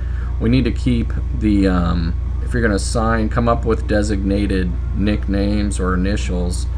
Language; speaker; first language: English; native; English